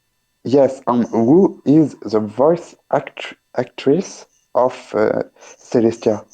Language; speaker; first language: English; non-native, learner; French